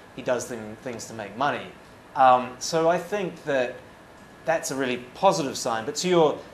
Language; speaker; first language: English; native; English